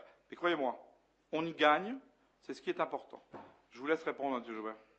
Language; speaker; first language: French; native; French